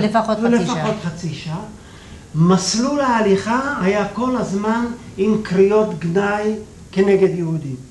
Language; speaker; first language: Hebrew; early bilingual, other home language; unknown